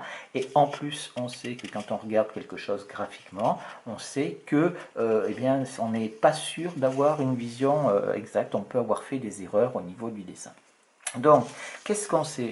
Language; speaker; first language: French; native; French